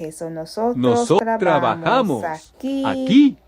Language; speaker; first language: Spanish; non-native, learner; English